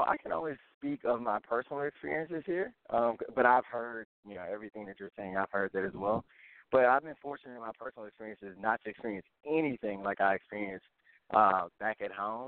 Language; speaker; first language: English; native; English